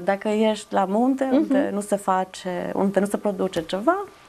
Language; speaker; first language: Romanian; non-native, fluent; Albanian